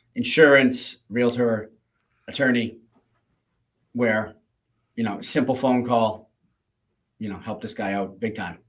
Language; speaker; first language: English; native; English